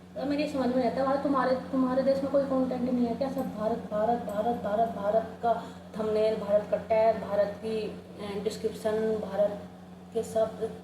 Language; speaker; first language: Hindi; native; Hindi